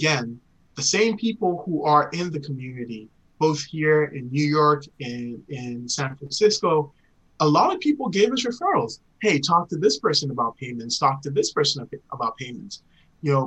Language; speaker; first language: English; non-native, local second language; Akan